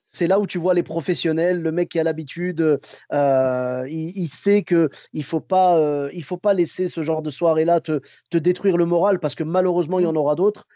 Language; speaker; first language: French; early bilingual, other home language; Arabic